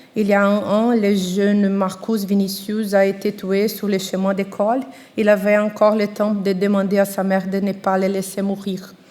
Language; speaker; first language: French; non-native, fluent; Portuguese